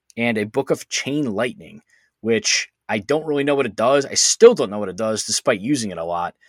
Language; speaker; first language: English; native; English